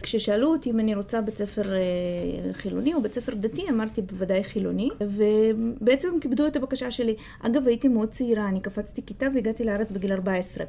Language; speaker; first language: Hebrew; non-native, fluent; Russian